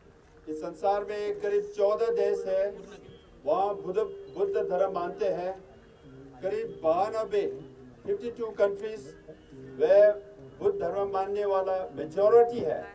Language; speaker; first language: Hindi; non-native, learner; Tibetan